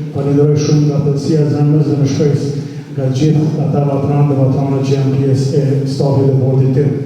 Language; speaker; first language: Albanian; early bilingual, other home language; English